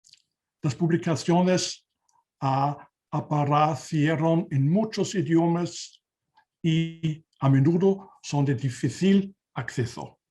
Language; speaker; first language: Spanish; non-native, learner; German